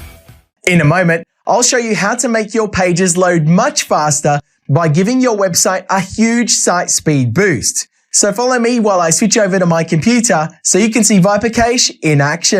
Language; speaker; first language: English; native; English